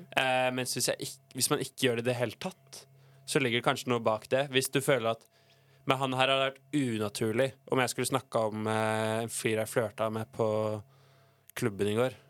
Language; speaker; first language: Norwegian; native; Norwegian